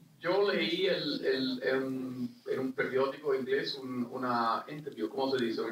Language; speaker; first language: Spanish; non-native, fluent; Italian